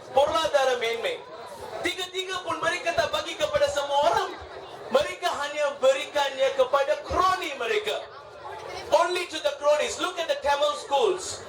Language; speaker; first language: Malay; non-native, local second language; Tamil